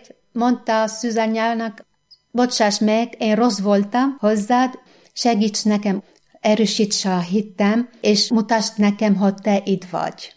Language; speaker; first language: Hungarian; non-native, fluent; Arabic